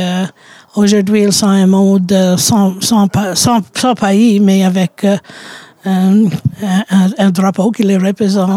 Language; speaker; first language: French; native; French